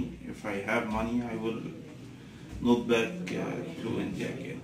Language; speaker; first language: English; non-native, learner; Arabic